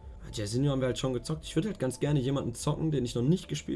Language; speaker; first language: German; native; German